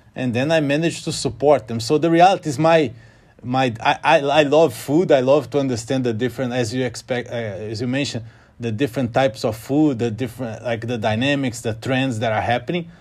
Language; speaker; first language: English; non-native, fluent; Portuguese